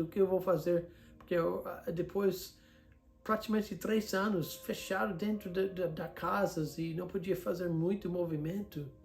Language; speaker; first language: Portuguese; non-native, fluent; English